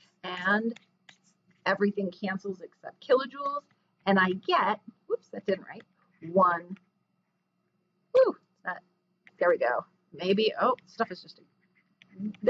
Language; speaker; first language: English; native; English